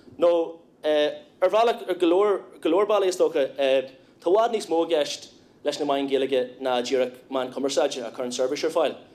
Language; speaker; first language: Irish; non-native, local second language; English